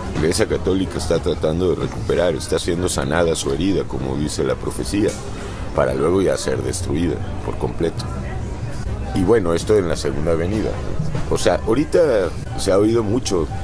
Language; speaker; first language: Spanish; native; Spanish